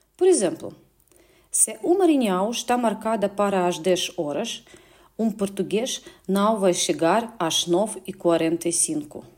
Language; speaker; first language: Portuguese; non-native, fluent; Russian